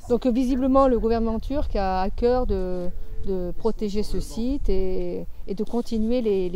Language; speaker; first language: French; native; French